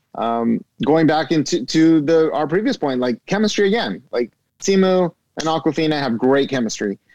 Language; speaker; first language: English; native; English